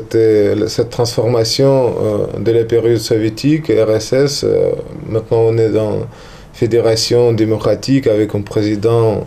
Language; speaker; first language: French; non-native, learner; Russian